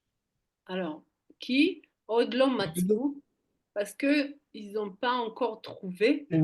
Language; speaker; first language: French; non-native, fluent; Hebrew